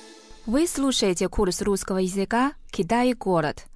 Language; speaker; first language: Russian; non-native, fluent; Chinese